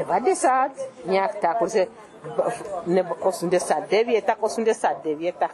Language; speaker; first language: Czech; early bilingual, other home language; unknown